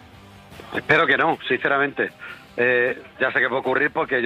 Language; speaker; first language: Spanish; native; Spanish